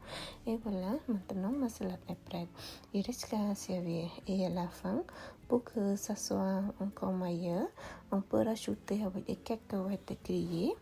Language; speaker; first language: French; non-native, fluent; Khmer